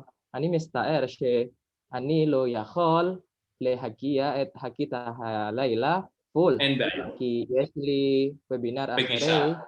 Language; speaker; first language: Hebrew; non-native, learner; Indonesian